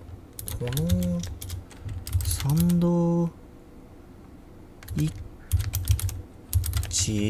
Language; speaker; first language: Japanese; non-native, learner; English